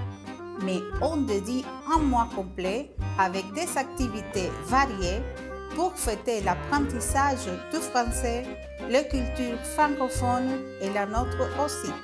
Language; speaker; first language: French; non-native, fluent; Spanish